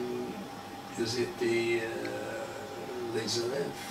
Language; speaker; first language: French; non-native, learner; English